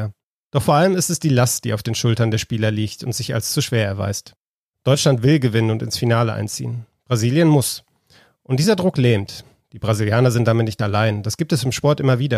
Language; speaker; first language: German; native; German